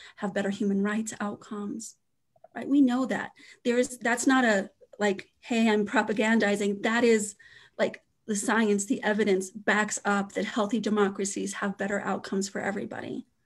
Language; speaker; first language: English; native; English